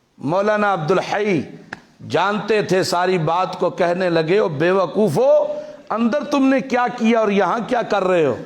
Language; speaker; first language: Urdu; non-native, local second language; Punjabi